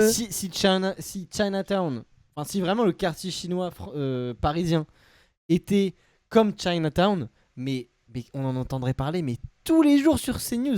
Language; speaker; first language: French; native; French